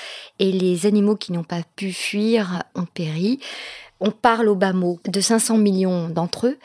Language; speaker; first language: French; native; French